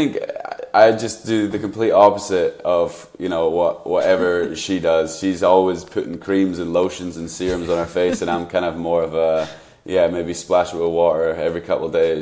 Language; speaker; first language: English; native; English